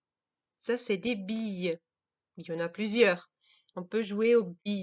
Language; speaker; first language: French; non-native, fluent; German